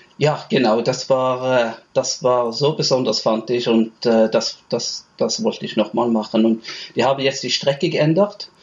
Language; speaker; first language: German; non-native, fluent; Norwegian